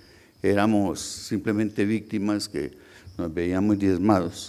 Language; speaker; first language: Spanish; native; Spanish